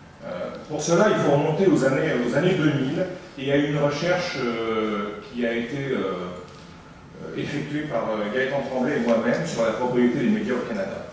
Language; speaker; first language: French; native; French